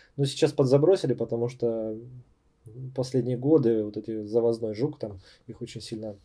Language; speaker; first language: Russian; native; Russian